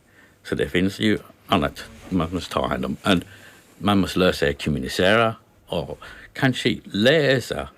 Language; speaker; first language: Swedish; non-native, learner; English